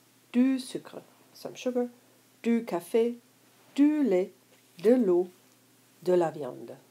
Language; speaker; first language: French; non-native, fluent; English